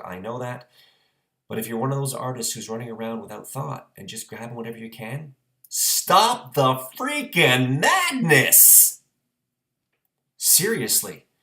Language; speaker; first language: English; native; English